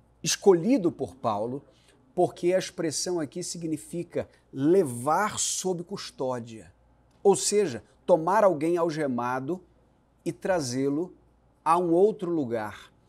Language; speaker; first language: Portuguese; native; Portuguese